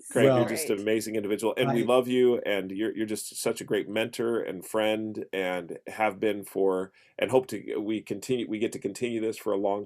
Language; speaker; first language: English; native; English